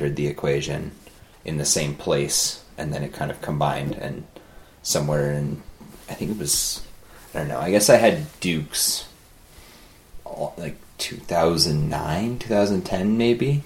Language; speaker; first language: English; native; English